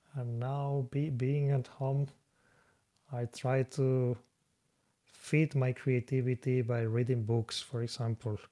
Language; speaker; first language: English; non-native, fluent; Spanish